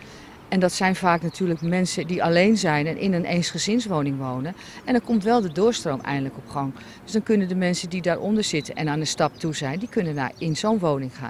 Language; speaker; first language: Dutch; native; Dutch